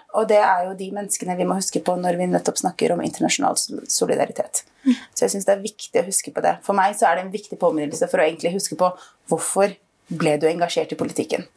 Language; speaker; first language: Norwegian; early bilingual, other home language; Arabic